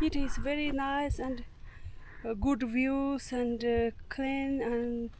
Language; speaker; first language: English; non-native, learner; Tibetan